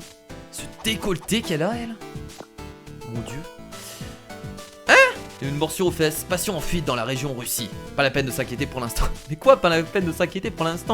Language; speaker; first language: French; native; French